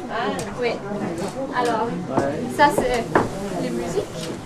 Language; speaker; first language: French; non-native, learner; German